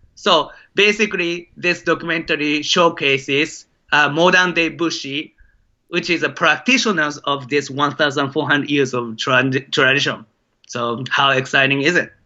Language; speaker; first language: English; non-native, fluent; Japanese